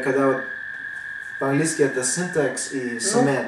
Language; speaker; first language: Russian; early bilingual, heritage; Russian